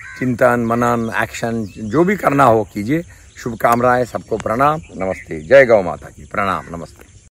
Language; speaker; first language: Hindi; native; Hindi